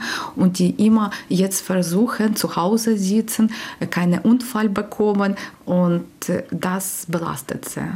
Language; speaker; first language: German; non-native, learner; Ukrainian